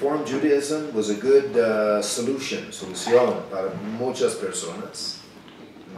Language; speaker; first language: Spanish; non-native, learner; English